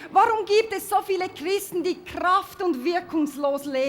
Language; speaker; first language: German; native; German